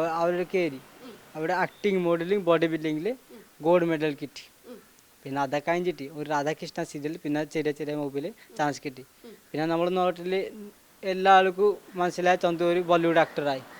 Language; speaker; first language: Malayalam; non-native, learner; Odia